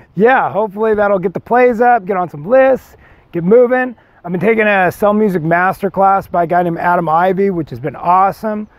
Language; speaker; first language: English; native; English